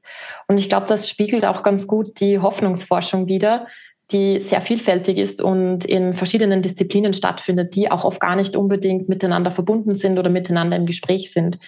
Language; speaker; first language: German; native; German